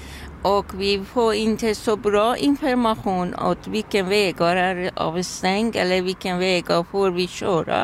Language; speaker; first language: Swedish; non-native, learner; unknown